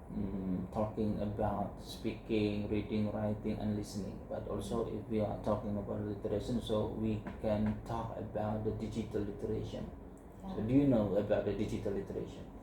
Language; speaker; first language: English; non-native, learner; Indonesian